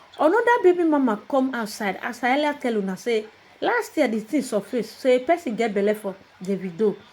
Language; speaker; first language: Nigerian Pidgin; non-native, local second language; Igbo